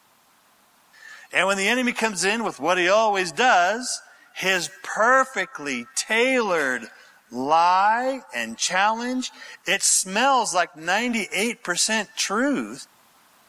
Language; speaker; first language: English; native; English